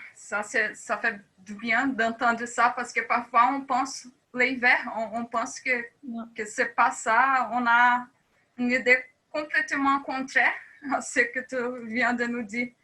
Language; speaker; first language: French; non-native, fluent; Portuguese